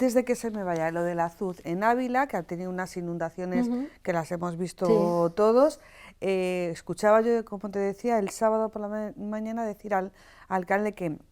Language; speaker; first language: Spanish; native; Spanish